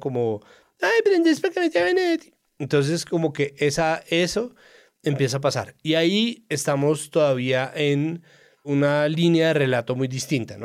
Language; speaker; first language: Spanish; native; Spanish